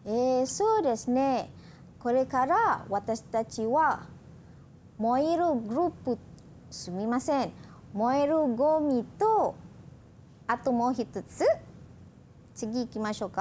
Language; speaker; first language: Japanese; non-native, fluent; Malay